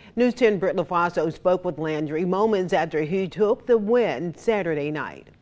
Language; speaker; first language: English; native; English